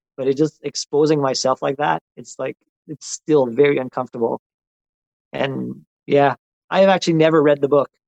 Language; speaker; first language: English; non-native, local second language; French